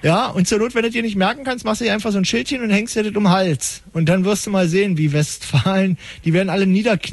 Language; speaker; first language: German; native; German